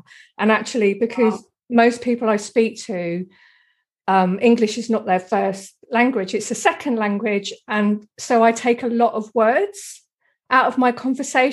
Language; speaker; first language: English; native; English